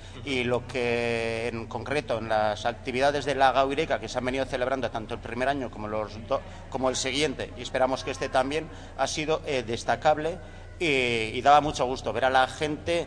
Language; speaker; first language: Spanish; native; Spanish